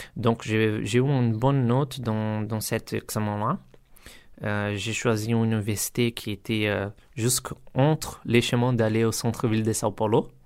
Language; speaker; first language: French; non-native, learner; Portuguese